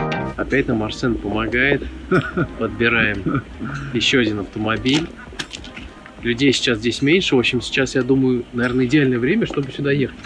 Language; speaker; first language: Russian; native; Russian